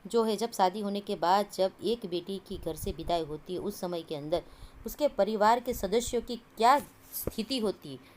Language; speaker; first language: Hindi; non-native, local second language; Gujarati